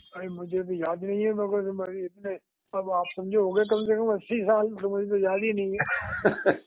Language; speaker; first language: Hindi; native; Hindi